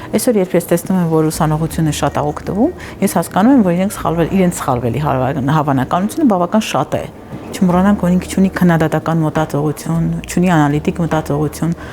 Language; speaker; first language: Armenian; native; Armenian